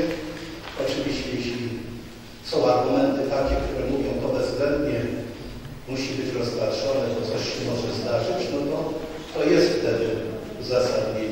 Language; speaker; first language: Polish; native; Polish